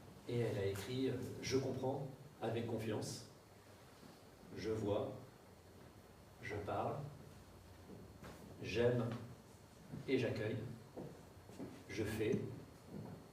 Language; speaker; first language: French; native; French